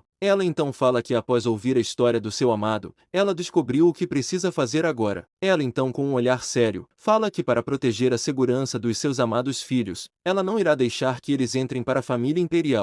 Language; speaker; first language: Portuguese; native; Portuguese